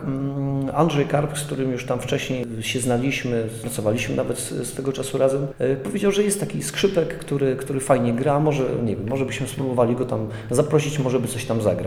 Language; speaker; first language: Polish; native; Polish